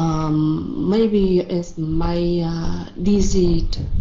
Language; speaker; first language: English; non-native, learner; Vietnamese